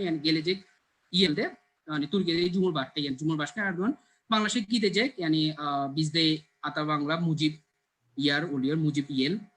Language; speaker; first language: Turkish; non-native, learner; Bangla